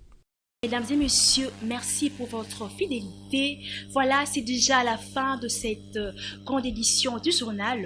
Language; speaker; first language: French; native; French